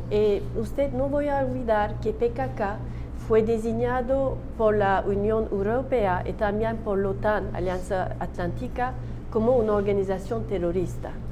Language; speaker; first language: Spanish; non-native, learner; Turkish